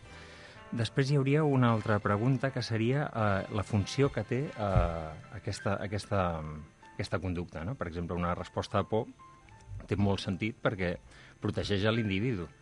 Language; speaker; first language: Catalan; native; Catalan